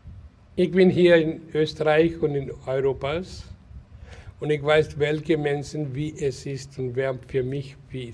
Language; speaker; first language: German; non-native, learner; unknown